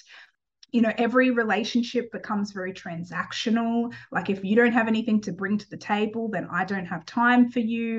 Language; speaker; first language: English; native; English